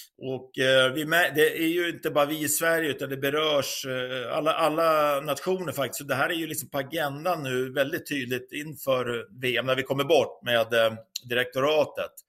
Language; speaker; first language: Swedish; native; Swedish